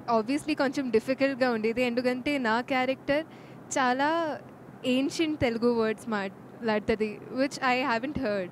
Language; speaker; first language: Telugu; non-native, fluent; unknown